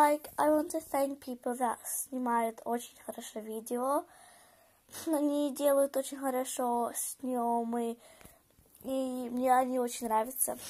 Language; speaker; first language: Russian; early bilingual, heritage; Russian